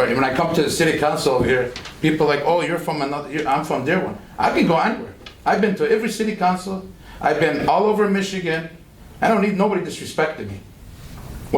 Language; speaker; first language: English; non-native, fluent; Arabic